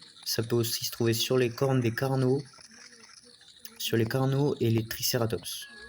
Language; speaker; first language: French; native; French